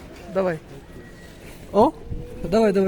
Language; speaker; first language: Russian; non-native, learner; Bangla